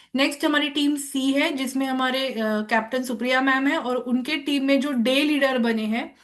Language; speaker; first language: Hindi; non-native, local second language; Marathi